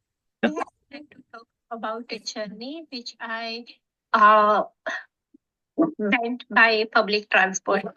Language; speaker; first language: English; non-native, learner; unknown